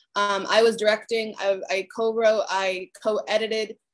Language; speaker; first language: English; early bilingual, other home language; Spanish